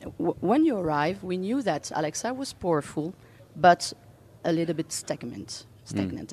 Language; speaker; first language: English; non-native, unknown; French